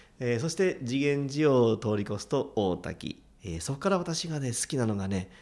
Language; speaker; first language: Japanese; native; Japanese